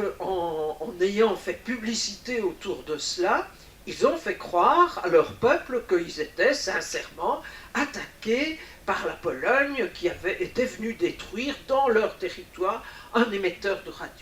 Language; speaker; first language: French; native; French